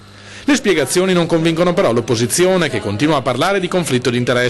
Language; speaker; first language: Italian; native; Italian